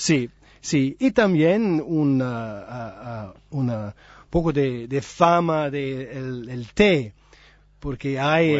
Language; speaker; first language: Spanish; non-native, learner; English